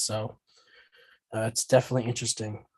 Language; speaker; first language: English; native; English